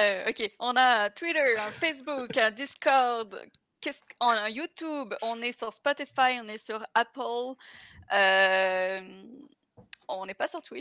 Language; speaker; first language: French; native; French